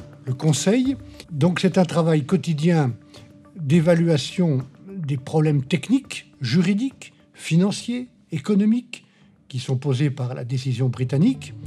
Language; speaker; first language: French; native; French